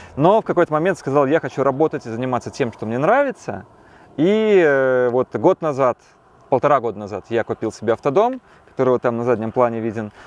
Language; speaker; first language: Russian; native; Russian